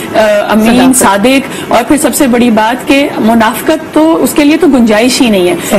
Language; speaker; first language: Urdu; native; Urdu